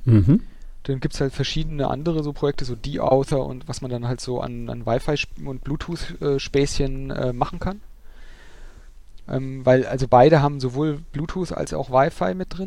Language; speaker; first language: German; native; German